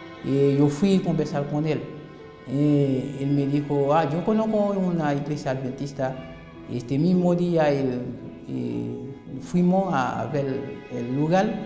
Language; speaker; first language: Spanish; non-native, learner; Haitian Creole